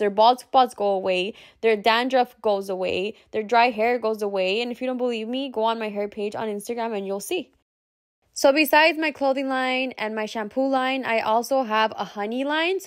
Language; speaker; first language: English; early bilingual, other home language; Spanish